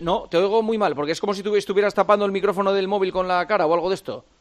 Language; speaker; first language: Spanish; native; Spanish